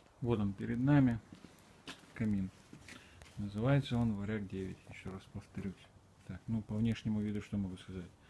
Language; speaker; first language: Russian; native; Russian